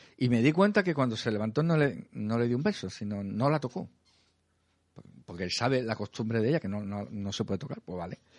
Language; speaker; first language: Spanish; native; Spanish